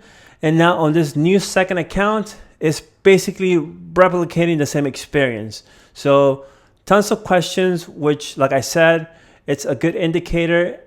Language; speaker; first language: English; native; English